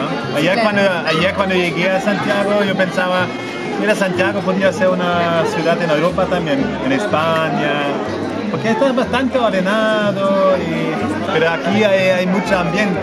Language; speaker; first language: Spanish; non-native, fluent; German